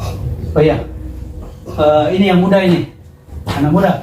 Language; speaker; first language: Indonesian; native; Indonesian